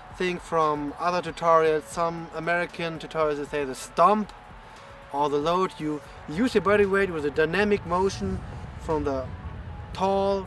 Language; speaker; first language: English; non-native, fluent; German